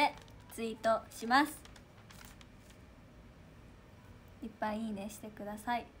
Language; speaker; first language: Japanese; native; Japanese